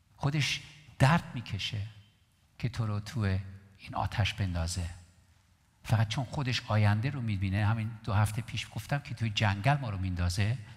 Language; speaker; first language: Persian; non-native, local second language; Armenian